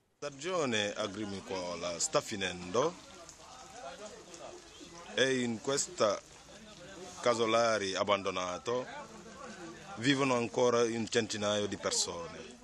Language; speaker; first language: Italian; non-native, learner; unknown